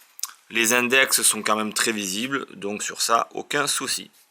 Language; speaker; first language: French; native; French